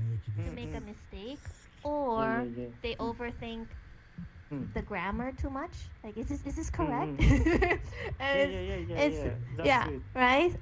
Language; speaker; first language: English; early bilingual, other home language; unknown